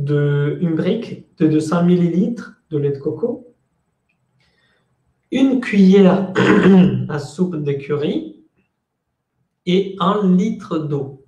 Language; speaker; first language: French; non-native, fluent; Spanish